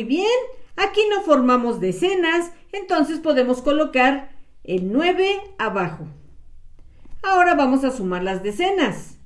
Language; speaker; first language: Spanish; native; Spanish